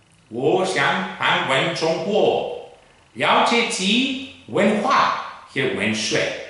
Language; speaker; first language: Chinese; non-native, learner; Greek